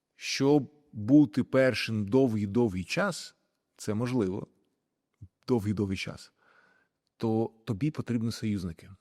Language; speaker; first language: Ukrainian; non-native, local second language; Russian